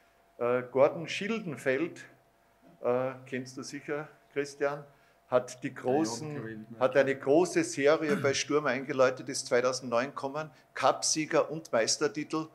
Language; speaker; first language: German; native; German